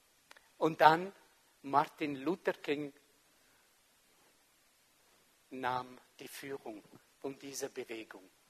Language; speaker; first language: German; non-native, local second language; French